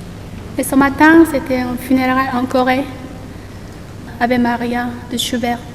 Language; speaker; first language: French; non-native, learner; Korean